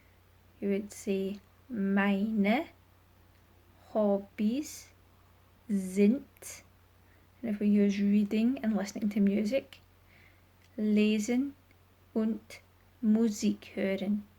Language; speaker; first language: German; non-native, fluent; English